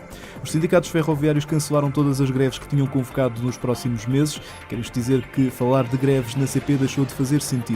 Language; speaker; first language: Portuguese; native; Portuguese